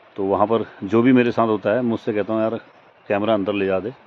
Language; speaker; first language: Hindi; native; Hindi